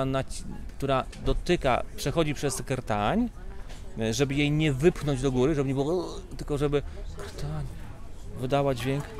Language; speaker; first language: Polish; native; Polish